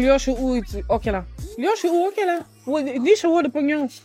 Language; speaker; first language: Chinese; non-native, learner; French